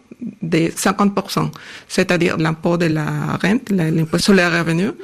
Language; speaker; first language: French; non-native, learner; Spanish